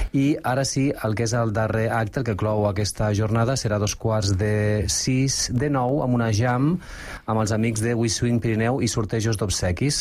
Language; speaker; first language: Catalan; native; Catalan